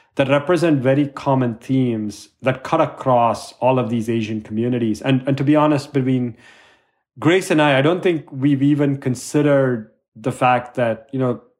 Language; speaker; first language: English; non-native, local second language; Tamil